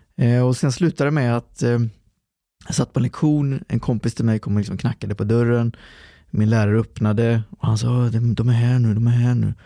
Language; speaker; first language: Swedish; early bilingual, other home language; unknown